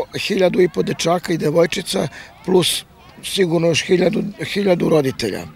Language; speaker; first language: Croatian; native; Croatian